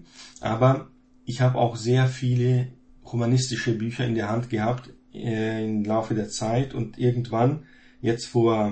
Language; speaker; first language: German; non-native, fluent; Portuguese